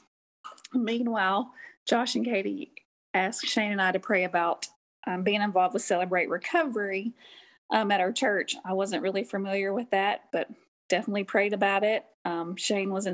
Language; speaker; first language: English; native; English